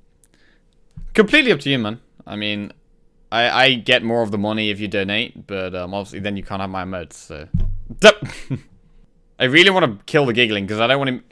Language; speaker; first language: English; native; English